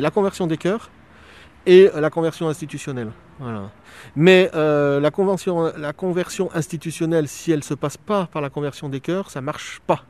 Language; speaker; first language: French; native; French